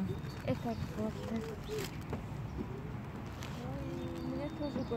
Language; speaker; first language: Russian; early bilingual, other home language; Tajik